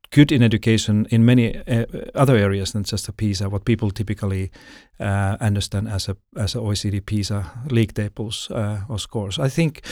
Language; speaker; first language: English; non-native, fluent; Finnish